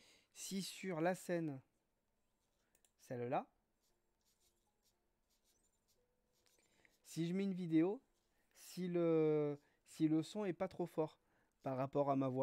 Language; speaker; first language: French; native; French